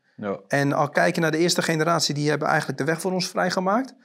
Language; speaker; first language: Dutch; native; Dutch